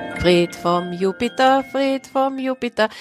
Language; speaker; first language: German; native; German